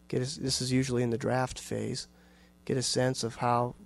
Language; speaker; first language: English; native; English